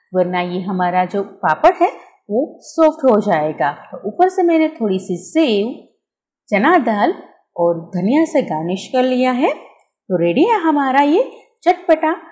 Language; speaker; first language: Hindi; non-native, local second language; Gujarati